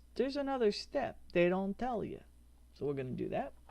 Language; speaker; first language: English; native; English